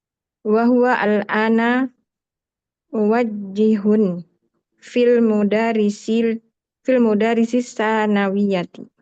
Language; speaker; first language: Arabic; non-native, learner; Indonesian